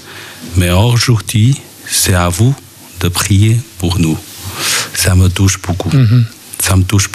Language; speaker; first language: French; non-native, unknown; Chinese